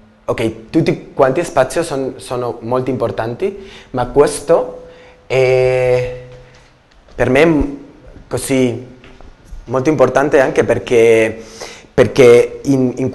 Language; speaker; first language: Italian; non-native, learner; Spanish